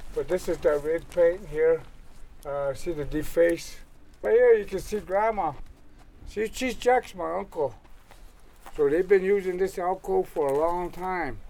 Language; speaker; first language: English; native; English